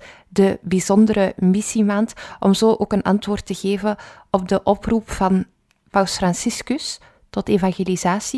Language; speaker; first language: Dutch; native; Dutch